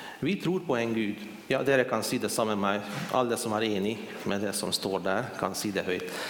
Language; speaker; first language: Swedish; non-native, fluent; Hungarian